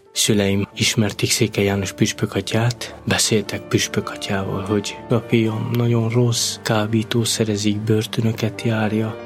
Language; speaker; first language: Hungarian; non-native, local second language; Romany